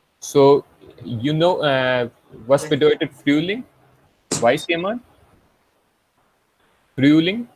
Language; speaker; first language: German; non-native, fluent; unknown